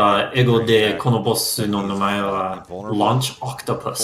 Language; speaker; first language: Japanese; non-native, learner; English